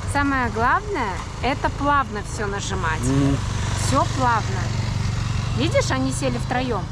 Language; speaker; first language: Russian; native; Russian